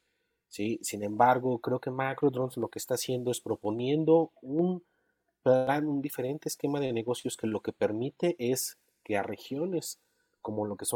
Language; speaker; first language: Spanish; native; Spanish